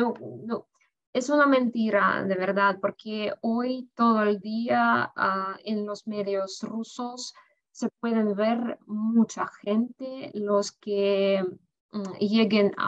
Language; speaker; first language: Spanish; non-native, fluent; Russian